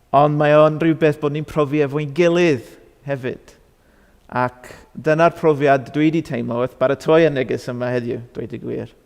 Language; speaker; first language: Welsh; non-native, fluent; English